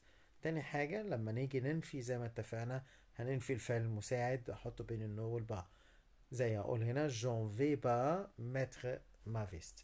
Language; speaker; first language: Arabic; native; Arabic